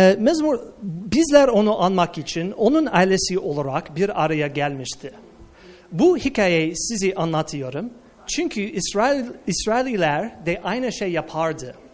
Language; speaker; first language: Turkish; non-native, fluent; English